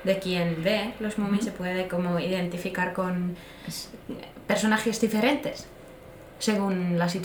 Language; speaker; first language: Spanish; non-native, fluent; Finnish